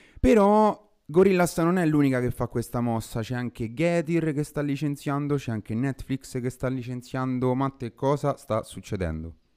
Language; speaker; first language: Italian; native; Italian